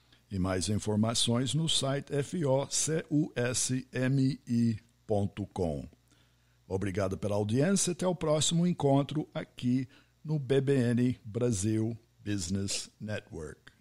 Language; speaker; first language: Portuguese; non-native, fluent; English